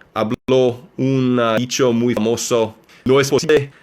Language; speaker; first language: Spanish; non-native, learner; English